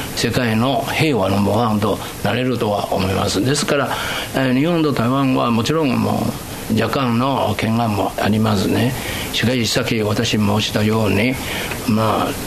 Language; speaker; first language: Japanese; non-native, fluent; Chinese